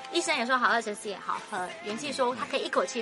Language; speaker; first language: Chinese; native; Chinese